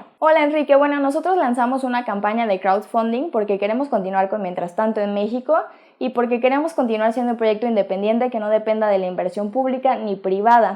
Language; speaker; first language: Spanish; native; Spanish